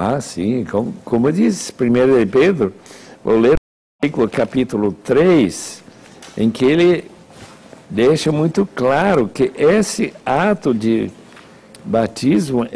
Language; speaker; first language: Portuguese; non-native, fluent; English